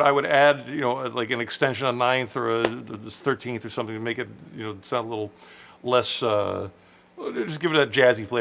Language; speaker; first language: English; native; English